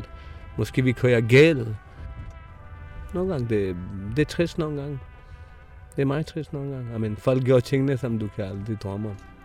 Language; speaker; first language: Danish; non-native, fluent; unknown